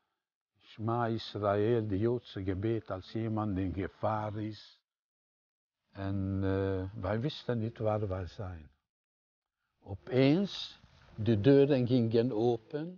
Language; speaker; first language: Dutch; non-native, fluent; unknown